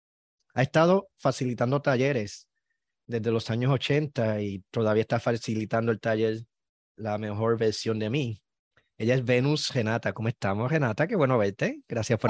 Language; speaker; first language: Spanish; native; Spanish